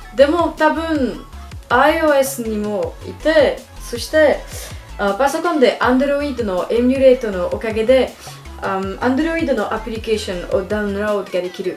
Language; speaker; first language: Japanese; non-native, learner; French